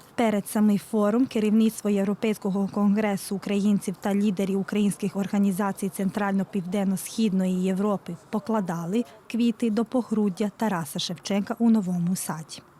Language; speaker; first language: Ukrainian; early bilingual, heritage; Ukrainian